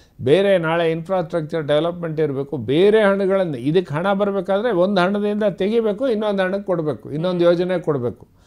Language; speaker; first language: Kannada; native; Kannada